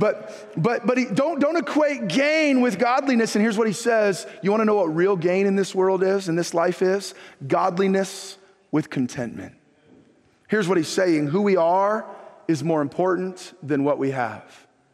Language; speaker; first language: English; native; English